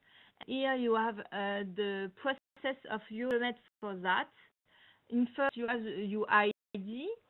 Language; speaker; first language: English; non-native, learner; French